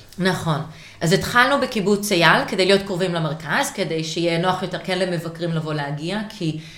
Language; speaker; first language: Hebrew; native; Hebrew